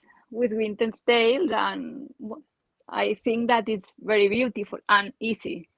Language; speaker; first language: English; non-native, learner; Spanish